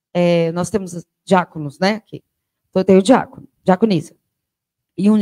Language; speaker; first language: Portuguese; native; Portuguese